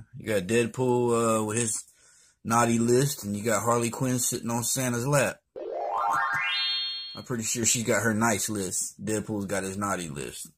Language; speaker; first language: English; native; English